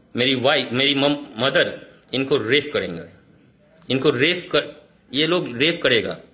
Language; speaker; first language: Hindi; non-native, local second language; Bangla